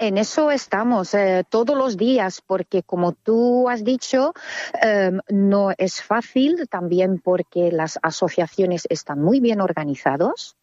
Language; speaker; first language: Spanish; non-native, fluent; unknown